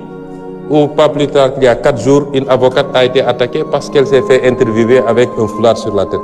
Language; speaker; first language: French; non-native, local second language; Wolof